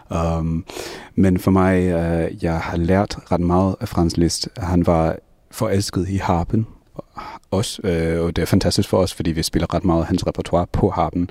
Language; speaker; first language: Danish; non-native, fluent; English